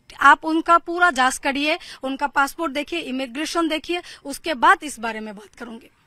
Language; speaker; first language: Hindi; non-native, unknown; Bangla